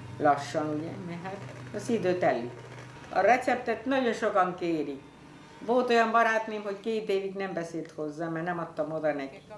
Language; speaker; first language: Hungarian; early bilingual, heritage; Hungarian